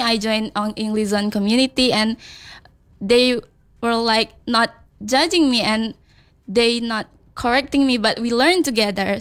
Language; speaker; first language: English; non-native, fluent; Indonesian